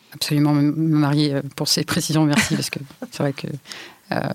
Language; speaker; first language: French; native; French